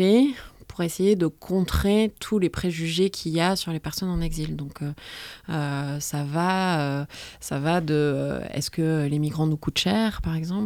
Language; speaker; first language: French; native; French